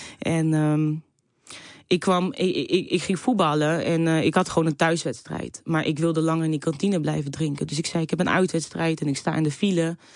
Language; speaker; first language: Dutch; native; Dutch